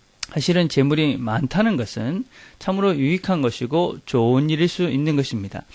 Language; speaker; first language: Korean; native; Korean